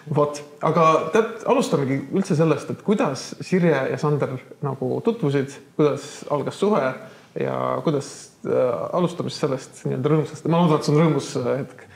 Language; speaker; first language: Estonian; native; Estonian